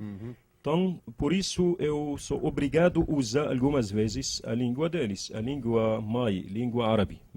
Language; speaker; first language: Portuguese; non-native, learner; Arabic